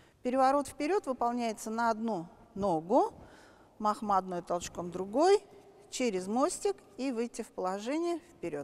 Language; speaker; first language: Russian; native; Russian